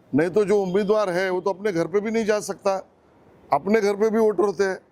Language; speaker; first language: Hindi; non-native, local second language; Marathi